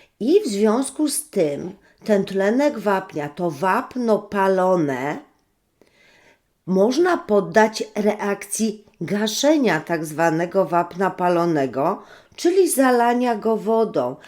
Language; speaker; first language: Polish; native; Polish